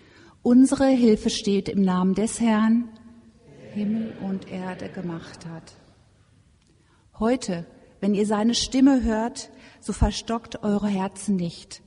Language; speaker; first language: German; native; German